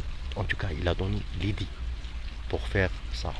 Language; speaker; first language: French; non-native, fluent; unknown